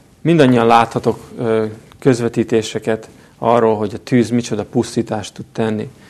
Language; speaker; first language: Hungarian; native; Hungarian